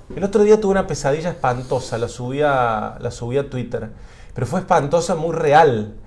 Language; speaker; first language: Spanish; native; Spanish